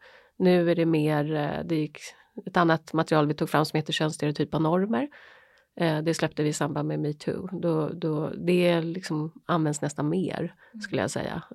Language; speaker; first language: Swedish; native; Swedish